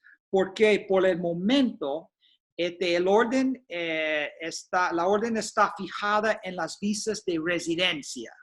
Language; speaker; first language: Spanish; non-native, fluent; English